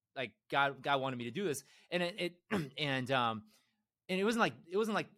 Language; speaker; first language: English; early bilingual, other home language; Korean